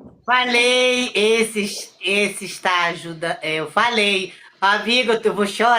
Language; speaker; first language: Portuguese; native; Portuguese